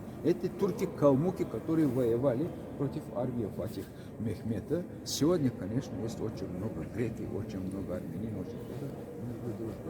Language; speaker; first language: Russian; non-native, fluent; Turkish